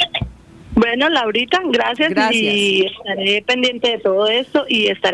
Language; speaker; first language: Spanish; native; Spanish